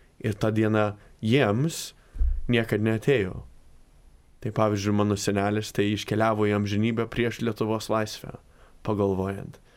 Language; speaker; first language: Lithuanian; early bilingual, heritage; Lithuanian